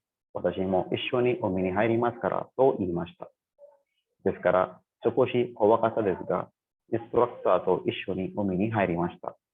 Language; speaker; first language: Japanese; non-native, learner; Hindi